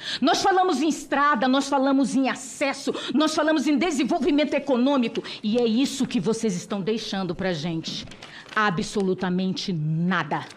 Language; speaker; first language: Portuguese; non-native, local second language; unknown